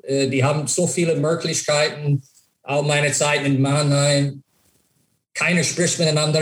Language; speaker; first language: German; non-native, fluent; English